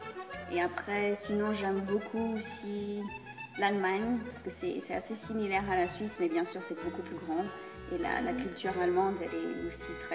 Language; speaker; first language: French; early bilingual, heritage; French